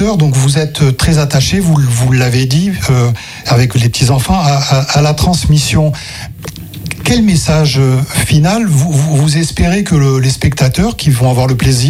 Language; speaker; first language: French; native; French